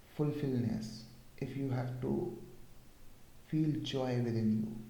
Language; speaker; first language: English; non-native, local second language; Hindi